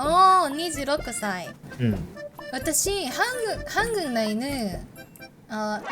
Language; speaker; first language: Japanese; non-native, learner; Korean